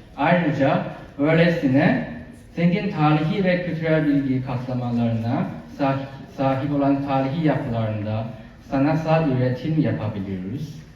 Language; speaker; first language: Turkish; non-native, fluent; Chinese